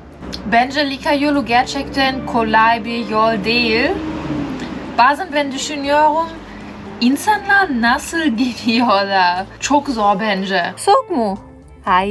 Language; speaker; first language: Turkish; non-native, learner; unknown